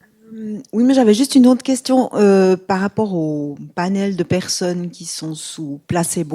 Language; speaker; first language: French; native; French